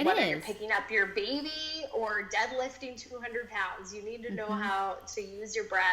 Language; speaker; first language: English; native; English